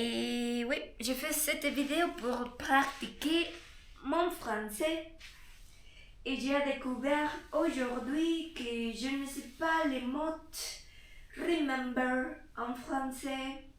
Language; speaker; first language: French; non-native, learner; Spanish